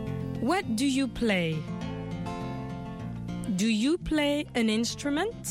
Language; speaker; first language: English; non-native, fluent; French